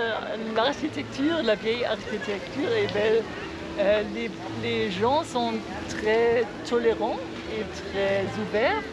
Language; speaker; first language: French; non-native, fluent; German